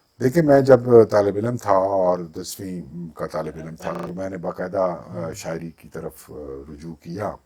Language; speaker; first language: Urdu; non-native, local second language; Punjabi